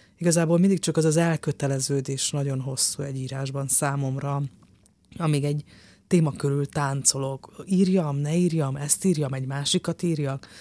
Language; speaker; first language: Hungarian; native; Hungarian